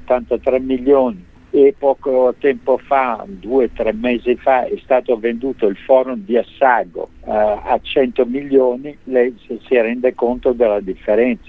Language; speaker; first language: Italian; native; Italian